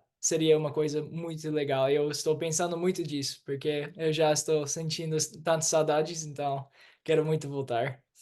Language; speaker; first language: Portuguese; non-native, fluent; English